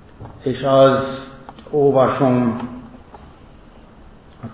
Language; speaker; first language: Hungarian; non-native, fluent; English